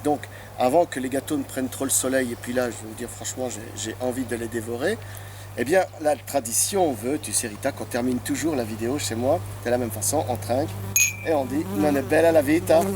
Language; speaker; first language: French; native; French